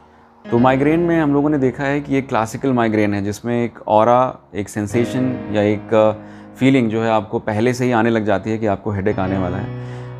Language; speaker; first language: Hindi; native; Hindi